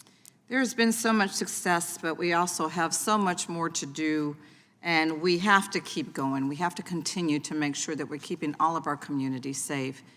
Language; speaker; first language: English; native; English